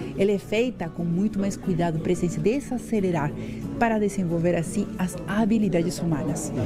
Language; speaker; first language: Portuguese; non-native, fluent; Spanish